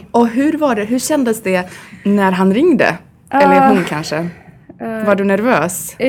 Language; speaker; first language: Swedish; native; Swedish